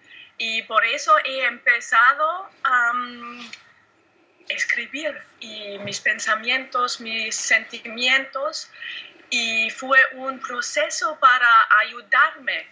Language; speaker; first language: Spanish; non-native, learner; German